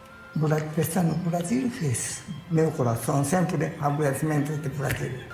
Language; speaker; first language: Portuguese; non-native, learner; Japanese